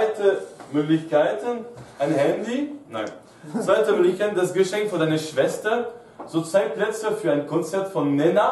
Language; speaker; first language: German; non-native, fluent; French